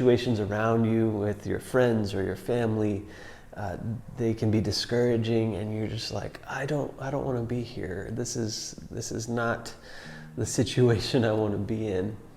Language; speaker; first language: English; native; English